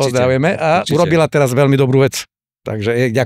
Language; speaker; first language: Slovak; native; Slovak